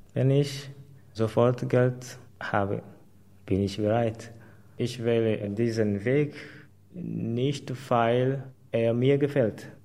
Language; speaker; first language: German; non-native, fluent; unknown